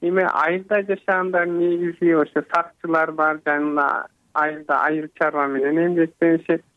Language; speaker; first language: Kyrgyz; early bilingual, heritage; Kyrgyz